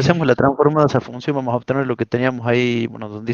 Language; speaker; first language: Spanish; native; Spanish